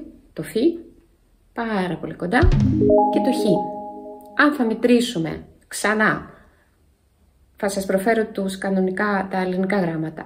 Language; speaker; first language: Greek; non-native, fluent; Russian